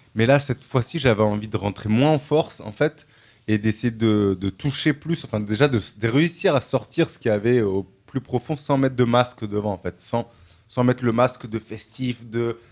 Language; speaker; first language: French; native; French